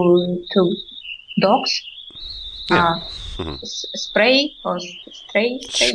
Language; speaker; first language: English; non-native, learner; Russian